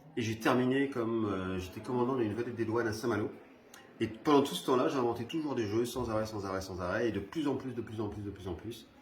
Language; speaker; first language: French; early bilingual, other home language; Spanish